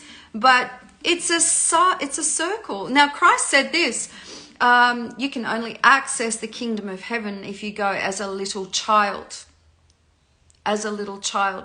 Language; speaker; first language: English; native; English